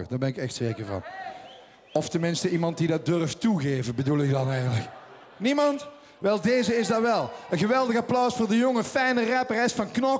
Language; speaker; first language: Dutch; native; Dutch